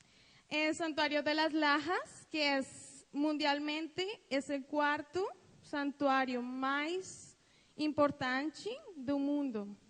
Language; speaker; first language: Portuguese; non-native, fluent; Spanish